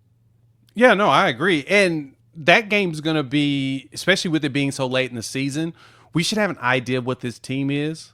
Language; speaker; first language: English; native; English